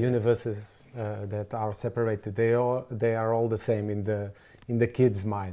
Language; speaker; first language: English; non-native, fluent; Portuguese